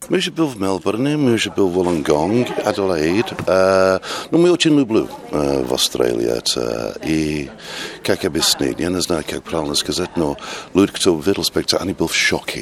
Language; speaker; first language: Russian; non-native, learner; English